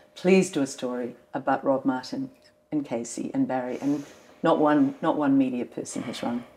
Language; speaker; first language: English; native; English